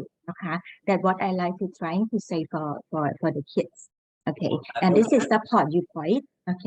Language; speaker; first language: English; non-native, learner; Thai